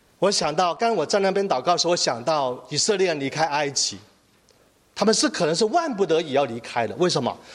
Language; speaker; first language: Chinese; native; Chinese